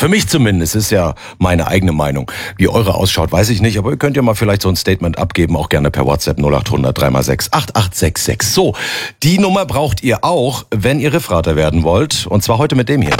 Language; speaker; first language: German; native; German